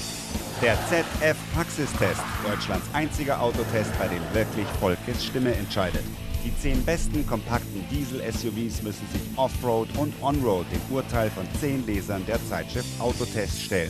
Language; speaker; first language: German; native; German